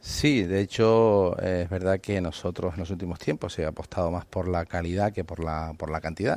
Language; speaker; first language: Spanish; native; Spanish